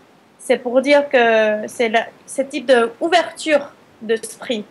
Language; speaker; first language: French; non-native, fluent; Spanish